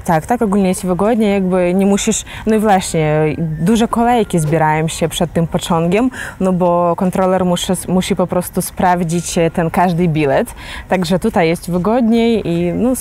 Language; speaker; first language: Polish; non-native, fluent; Ukrainian